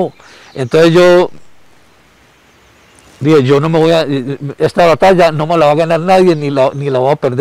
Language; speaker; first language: Spanish; native; Spanish